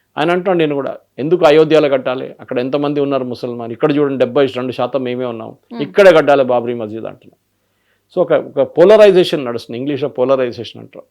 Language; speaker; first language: Telugu; non-native, local second language; Malayalam